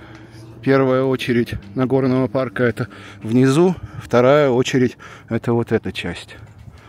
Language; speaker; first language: Russian; native; Russian